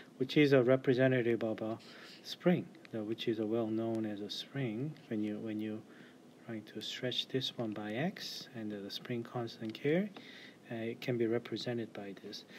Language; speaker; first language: English; non-native, fluent; Korean